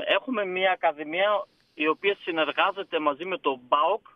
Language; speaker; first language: Greek; early bilingual, heritage; Greek